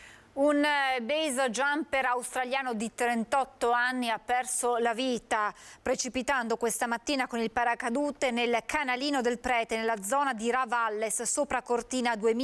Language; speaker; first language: Italian; native; Italian